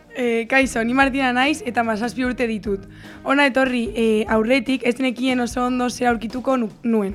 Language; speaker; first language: Basque; non-native, local second language; Spanish